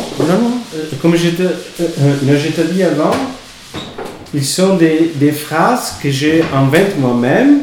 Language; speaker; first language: French; non-native, fluent; Italian